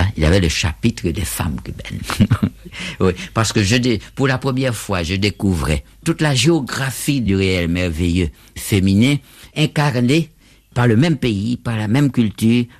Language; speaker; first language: French; native; French